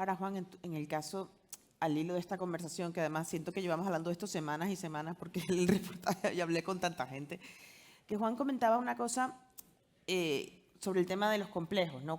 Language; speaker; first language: Spanish; native; Spanish